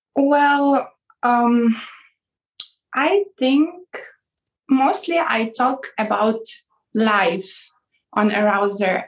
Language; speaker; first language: English; non-native, fluent; Ukrainian